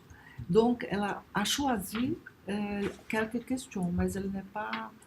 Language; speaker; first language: French; non-native, learner; Portuguese